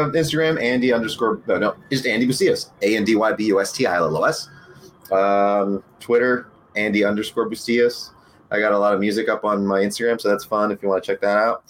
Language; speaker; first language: English; early bilingual, other home language; Spanish